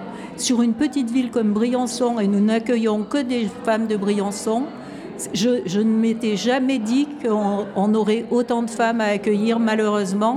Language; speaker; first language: French; native; French